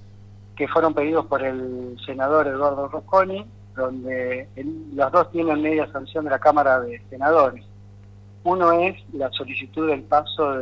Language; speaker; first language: Spanish; native; Spanish